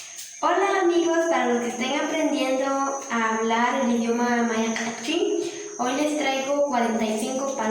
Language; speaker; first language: Spanish; non-native, local second language; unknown